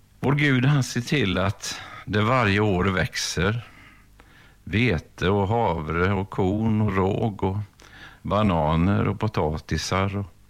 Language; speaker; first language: Swedish; native; Swedish